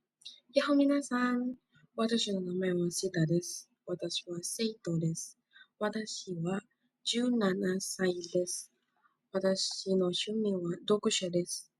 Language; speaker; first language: Japanese; non-native, learner; Indonesian